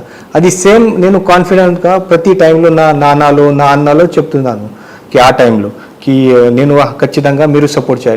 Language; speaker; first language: Telugu; non-native, learner; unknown